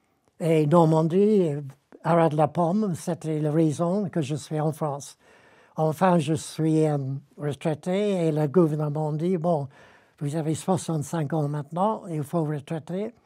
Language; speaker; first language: French; non-native, learner; English